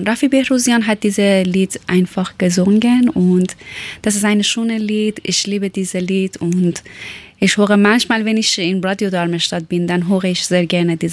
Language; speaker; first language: German; non-native, learner; Persian